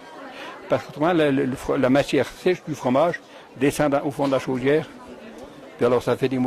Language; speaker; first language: French; native; French